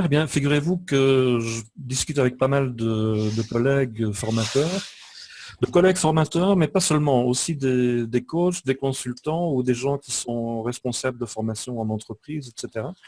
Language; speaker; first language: French; native; French